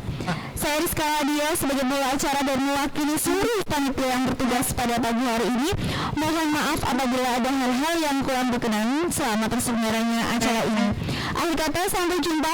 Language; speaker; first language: Indonesian; native; Indonesian